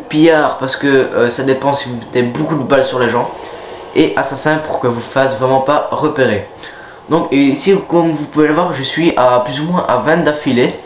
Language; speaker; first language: French; native; French